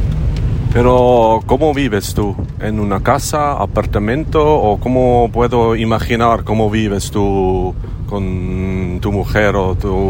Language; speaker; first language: Spanish; non-native, learner; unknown